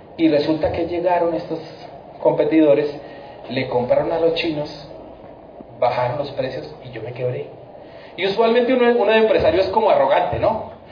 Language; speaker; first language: Spanish; native; Spanish